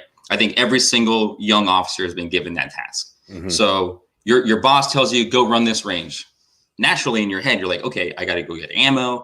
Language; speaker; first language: English; native; English